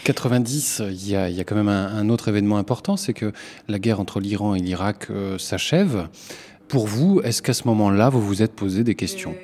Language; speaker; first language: French; native; French